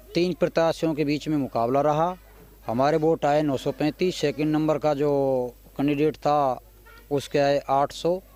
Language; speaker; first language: Hindi; native; Hindi